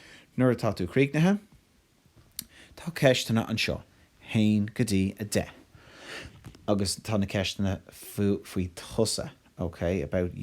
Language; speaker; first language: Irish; non-native, local second language; English